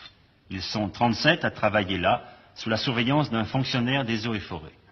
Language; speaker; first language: French; native; French